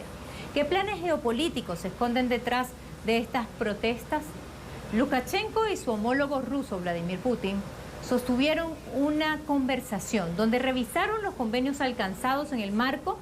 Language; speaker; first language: Spanish; native; Spanish